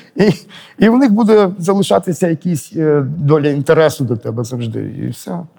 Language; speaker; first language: Ukrainian; native; Ukrainian